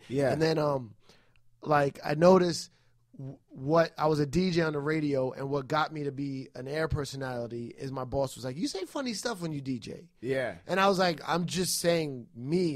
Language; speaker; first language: English; native; English